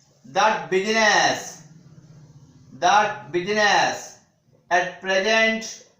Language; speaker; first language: English; non-native, local second language; Telugu